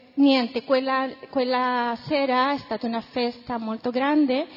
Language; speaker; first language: Italian; non-native, fluent; Spanish